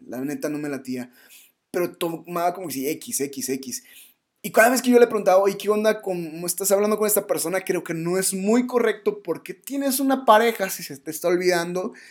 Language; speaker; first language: Spanish; native; Spanish